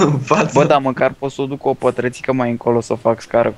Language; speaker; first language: Romanian; native; Romanian